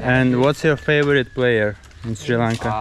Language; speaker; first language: English; non-native, learner; Russian